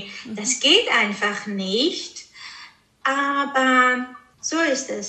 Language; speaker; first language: German; early bilingual, other home language; Greek